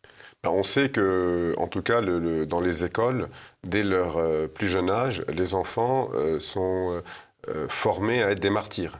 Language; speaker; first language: French; native; French